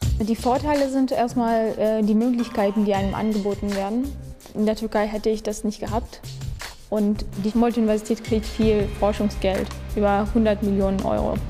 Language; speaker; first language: German; non-native, fluent; Turkish